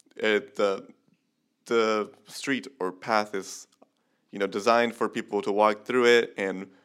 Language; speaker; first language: English; native; English